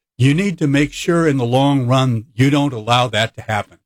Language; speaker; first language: English; native; English